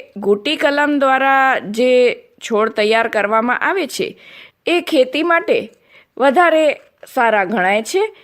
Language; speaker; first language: Gujarati; non-native, local second language; Kachhi